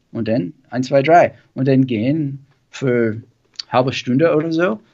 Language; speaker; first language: German; non-native, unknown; English